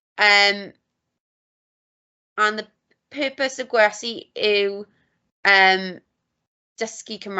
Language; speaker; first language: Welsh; non-native, local second language; English